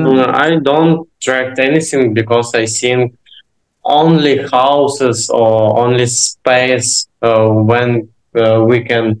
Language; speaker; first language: English; non-native, learner; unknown